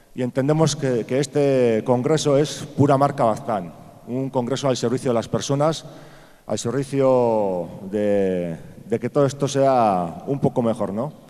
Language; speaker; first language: Spanish; non-native, local second language; Basque